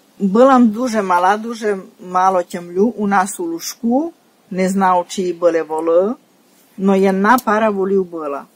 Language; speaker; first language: Ukrainian; native; Ukrainian